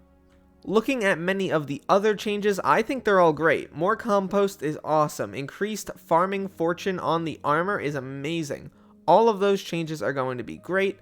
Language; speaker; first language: English; native; English